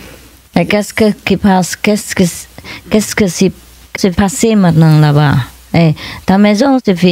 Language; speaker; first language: French; non-native, learner; Vietnamese